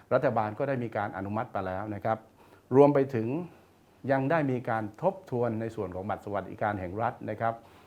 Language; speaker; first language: Thai; native; Thai